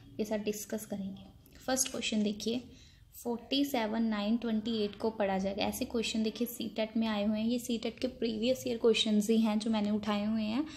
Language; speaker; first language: Hindi; non-native, local second language; Punjabi